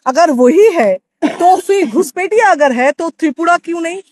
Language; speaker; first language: Hindi; non-native, local second language; Bangla